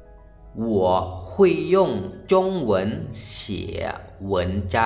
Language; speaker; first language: Chinese; non-native, fluent; Lao